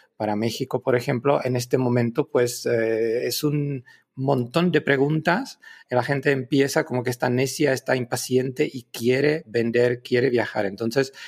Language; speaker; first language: Spanish; non-native, fluent; Czech